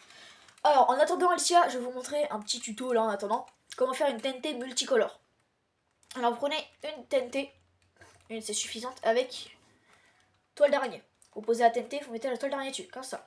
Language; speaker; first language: French; native; French